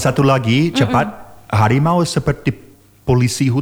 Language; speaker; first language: Indonesian; non-native, learner; English